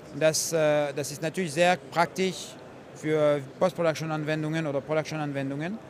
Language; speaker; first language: German; non-native, fluent; French